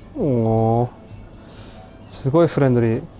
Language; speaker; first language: Japanese; non-native, learner; English